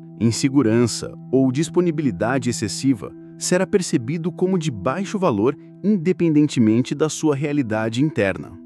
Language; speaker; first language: Portuguese; native; Portuguese